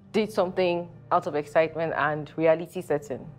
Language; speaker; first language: English; non-native, local second language; Yoruba